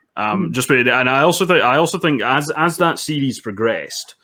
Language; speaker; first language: English; native; English